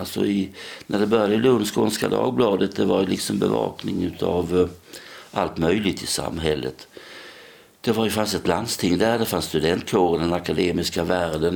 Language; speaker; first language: Swedish; native; Swedish